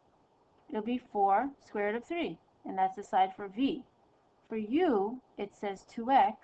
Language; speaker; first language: English; native; English